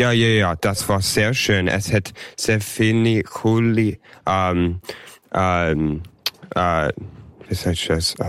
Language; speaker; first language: German; early bilingual, heritage; German